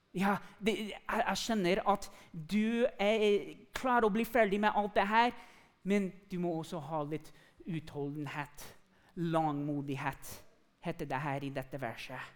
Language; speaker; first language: Norwegian; non-native, fluent; English